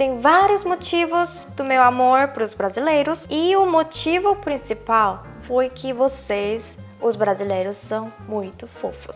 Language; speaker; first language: Portuguese; non-native, fluent; Korean